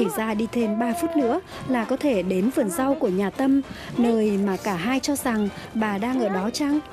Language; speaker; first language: Vietnamese; native; Vietnamese